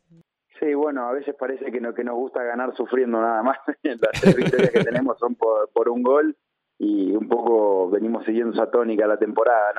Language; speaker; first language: Spanish; native; Spanish